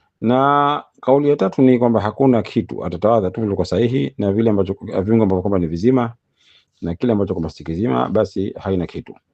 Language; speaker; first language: Swahili; native; Swahili